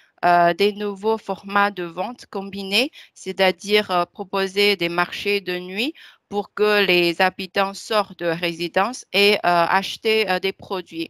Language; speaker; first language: French; non-native, fluent; Chinese